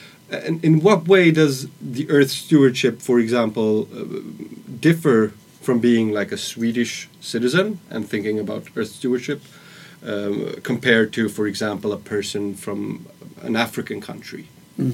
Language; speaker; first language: English; non-native, fluent; Swedish